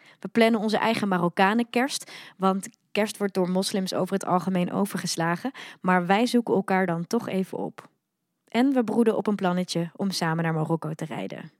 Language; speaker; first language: Dutch; early bilingual, other home language; Arabic